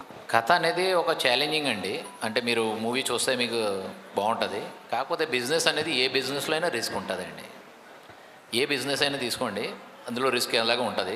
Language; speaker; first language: Telugu; native; Telugu